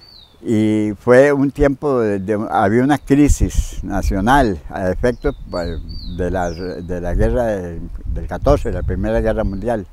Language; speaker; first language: Spanish; native; Spanish